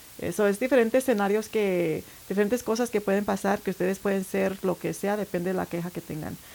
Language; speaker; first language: Spanish; early bilingual, heritage; Spanish